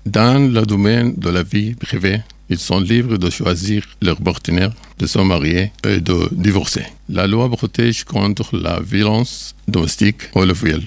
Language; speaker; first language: French; non-native, learner; Arabic